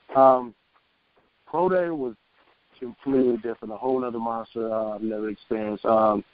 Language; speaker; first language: English; native; English